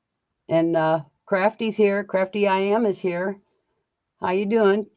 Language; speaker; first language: English; native; English